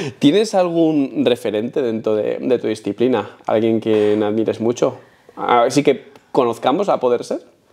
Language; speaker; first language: Spanish; native; Spanish